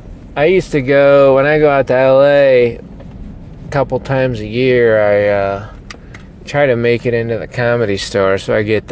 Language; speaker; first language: English; native; English